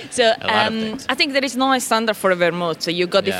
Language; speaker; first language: English; non-native, fluent; Italian